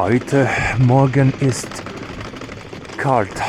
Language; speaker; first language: German; non-native, learner; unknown